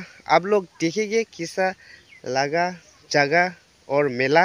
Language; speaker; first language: Hindi; non-native, local second language; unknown